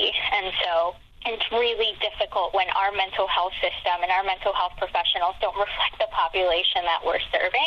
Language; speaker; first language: English; non-native, fluent; Spanish